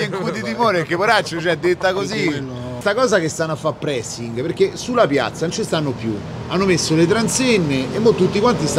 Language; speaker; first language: Italian; native; Italian